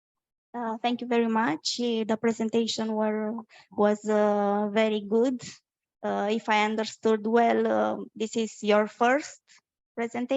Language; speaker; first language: English; non-native, fluent; Romanian